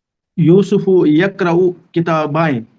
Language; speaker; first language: Arabic; non-native, learner; Urdu